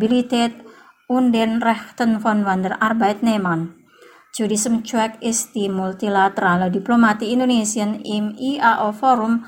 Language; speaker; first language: German; non-native, fluent; Indonesian